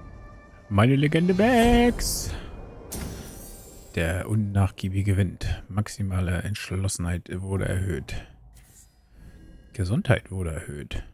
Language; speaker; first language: German; native; German